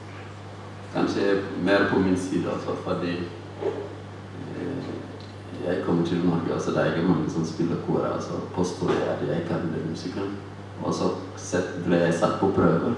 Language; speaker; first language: Norwegian; non-native, fluent; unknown